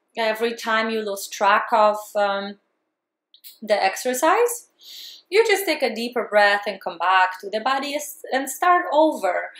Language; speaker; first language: English; non-native, fluent; Polish